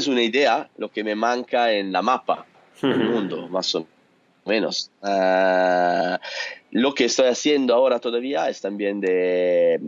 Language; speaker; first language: Spanish; non-native, fluent; Italian